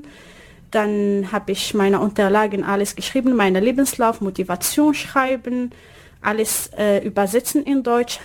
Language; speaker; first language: German; non-native, learner; Arabic